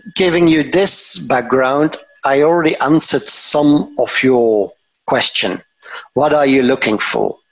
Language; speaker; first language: English; non-native, fluent; Dutch